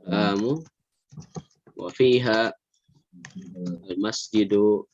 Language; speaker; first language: Arabic; non-native, fluent; Indonesian